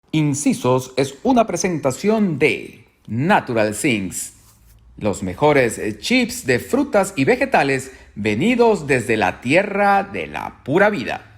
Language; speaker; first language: Spanish; native; Spanish